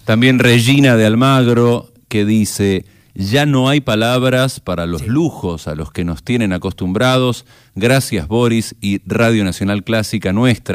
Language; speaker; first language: Spanish; native; Spanish